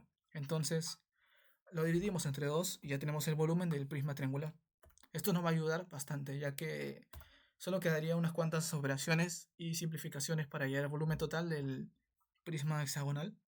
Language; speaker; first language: Spanish; native; Spanish